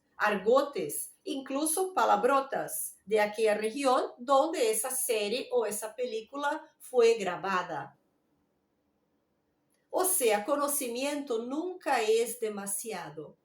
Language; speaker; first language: Spanish; non-native, fluent; Portuguese